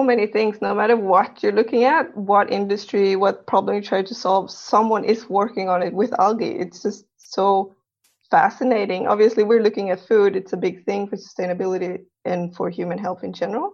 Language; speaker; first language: English; non-native, fluent; Swedish